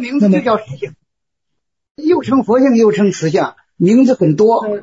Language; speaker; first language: Chinese; native; Chinese